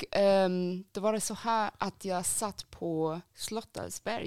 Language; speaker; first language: Swedish; non-native, fluent; German